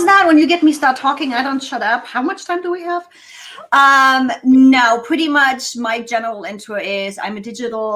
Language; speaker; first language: English; non-native, fluent; German